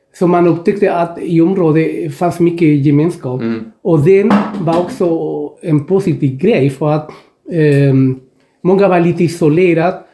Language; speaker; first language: Swedish; non-native, fluent; Spanish